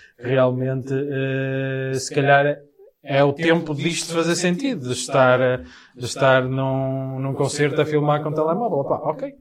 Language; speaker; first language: Portuguese; native; Portuguese